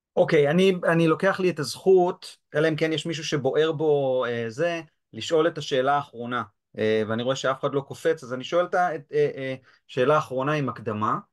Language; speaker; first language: Hebrew; native; Hebrew